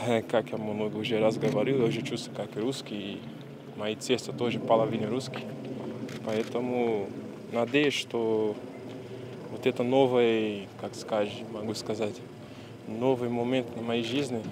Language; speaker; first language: Russian; non-native, learner; Portuguese